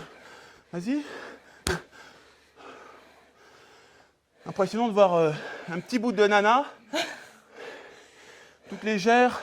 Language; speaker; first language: French; native; French